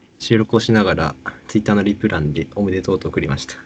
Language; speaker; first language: Japanese; native; Japanese